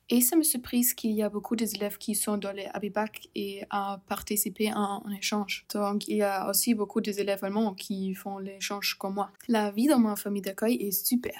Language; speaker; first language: French; non-native, learner; German